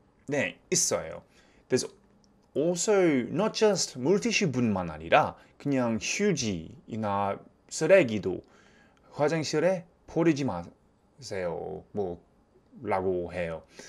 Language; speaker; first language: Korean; non-native, fluent; English